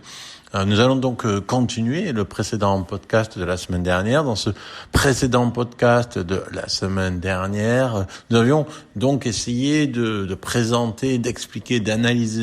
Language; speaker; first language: French; native; French